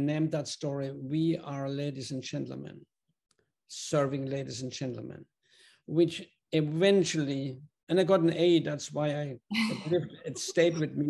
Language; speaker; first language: English; non-native, fluent; German